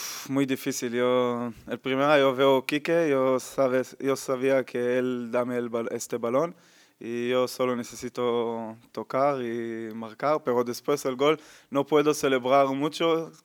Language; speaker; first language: Spanish; non-native, learner; Hebrew